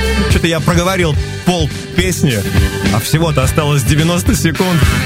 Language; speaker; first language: Russian; native; Russian